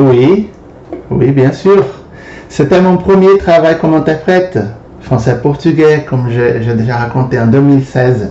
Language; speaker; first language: French; non-native, fluent; Portuguese